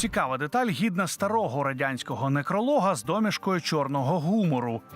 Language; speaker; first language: Ukrainian; native; Ukrainian